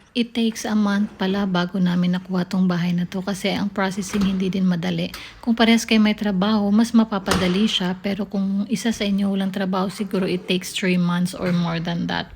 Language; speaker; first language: Filipino; non-native, local second language; Cebuano